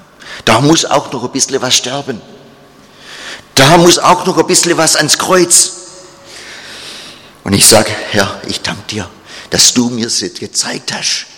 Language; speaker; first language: German; non-native, fluent; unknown